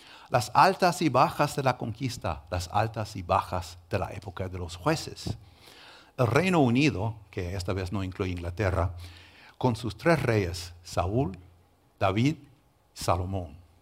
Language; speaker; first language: Spanish; non-native, fluent; English